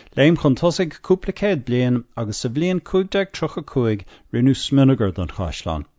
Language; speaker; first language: Irish; non-native, local second language; English